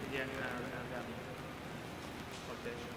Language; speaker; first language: French; non-native, fluent; Spanish